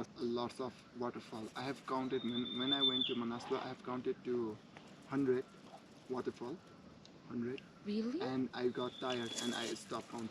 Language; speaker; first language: English; non-native, fluent; Nepali